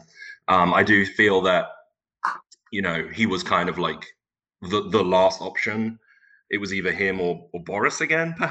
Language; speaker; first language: English; non-native, local second language; Turkish